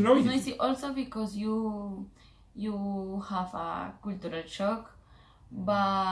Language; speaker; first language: English; non-native, learner; Spanish